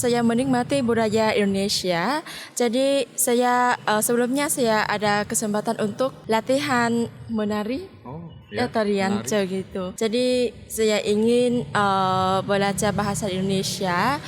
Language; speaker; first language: Indonesian; non-native, learner; Vietnamese